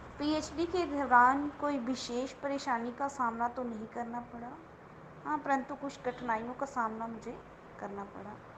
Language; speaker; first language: Hindi; non-native, local second language; Dogri